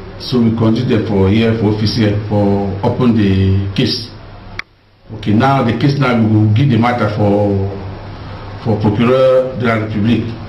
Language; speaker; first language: Nigerian Pidgin; non-native, local second language; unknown